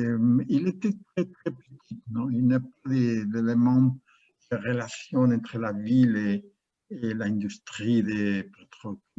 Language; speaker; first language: French; non-native, learner; Spanish